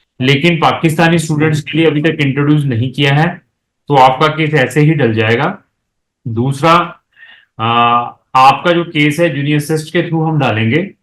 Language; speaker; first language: Hindi; native; Hindi